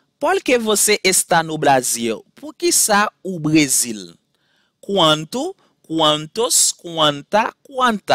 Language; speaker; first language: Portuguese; non-native, fluent; Haitian Creole